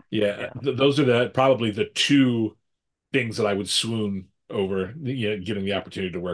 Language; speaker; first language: English; native; English